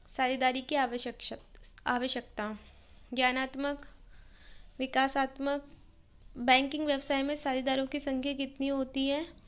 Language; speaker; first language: Hindi; native; Hindi